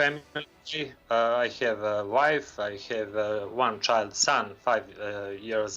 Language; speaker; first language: English; non-native, learner; Serbian